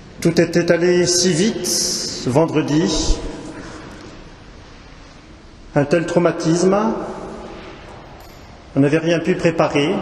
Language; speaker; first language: French; native; French